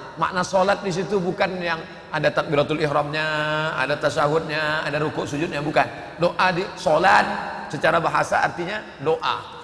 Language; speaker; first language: Indonesian; native; Indonesian